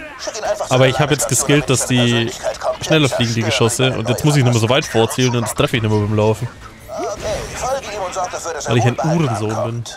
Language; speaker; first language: German; native; German